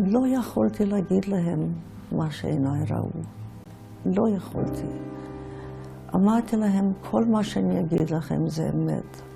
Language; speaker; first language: Hebrew; non-native, fluent; Yiddish